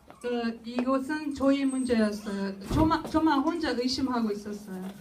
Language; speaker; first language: Korean; non-native, learner; Russian